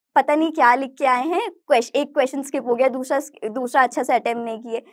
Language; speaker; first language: Hindi; native; Hindi